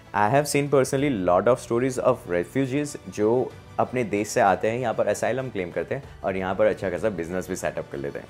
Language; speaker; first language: Hindi; native; Hindi